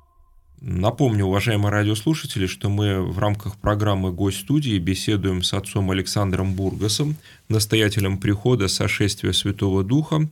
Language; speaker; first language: Russian; native; Russian